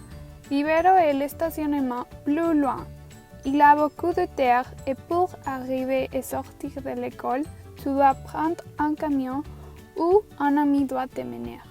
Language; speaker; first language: French; non-native, learner; Spanish